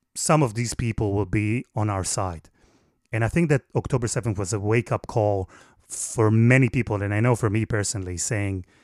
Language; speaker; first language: English; non-native, fluent; Hebrew